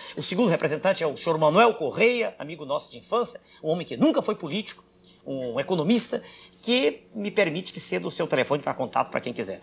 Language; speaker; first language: Portuguese; native; Portuguese